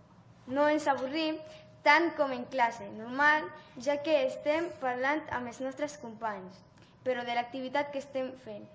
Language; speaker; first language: Catalan; early bilingual, other home language; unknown